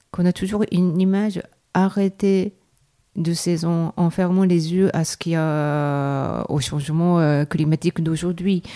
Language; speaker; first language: French; non-native, fluent; Japanese